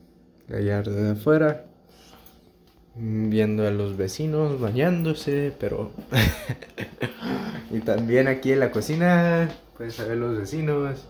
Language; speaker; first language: Spanish; early bilingual, heritage; English